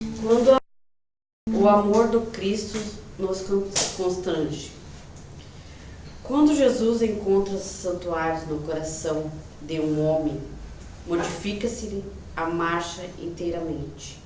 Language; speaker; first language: Portuguese; native; Portuguese